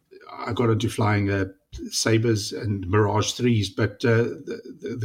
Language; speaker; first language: English; native; English